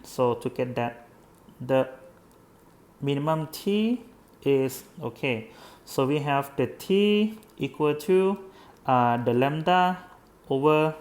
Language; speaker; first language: English; non-native, fluent; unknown